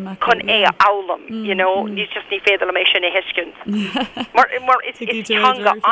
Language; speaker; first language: Irish; non-native, local second language; English